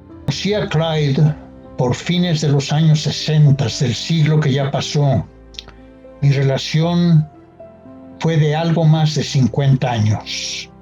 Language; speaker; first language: Spanish; native; Spanish